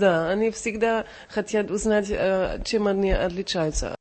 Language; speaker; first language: Russian; non-native, learner; German